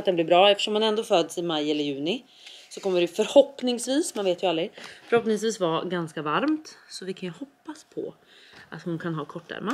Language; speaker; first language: Swedish; native; Swedish